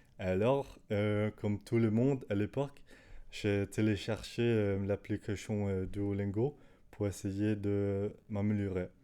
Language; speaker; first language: French; non-native, learner; Danish